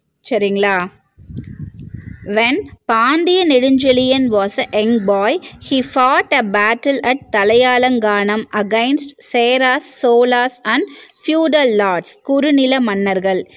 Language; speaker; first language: English; non-native, local second language; Tamil